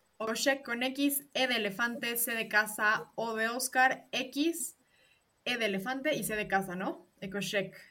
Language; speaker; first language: Spanish; native; Spanish